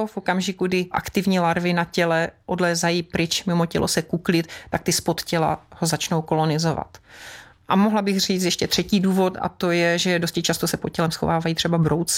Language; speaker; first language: Czech; native; Czech